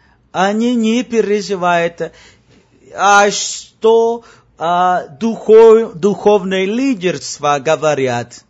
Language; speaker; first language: Russian; non-native, learner; Spanish